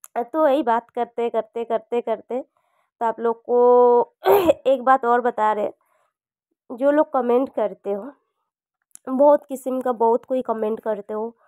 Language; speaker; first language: Hindi; non-native, local second language; Bangla